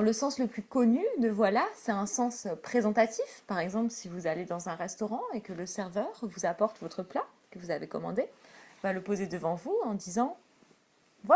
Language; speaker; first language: French; native; French